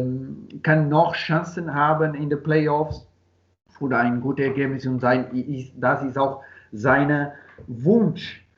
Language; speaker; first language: German; non-native, learner; Portuguese